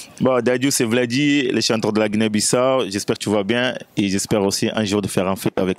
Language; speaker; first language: French; non-native, fluent; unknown